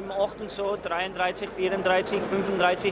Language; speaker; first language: German; non-native, learner; Dutch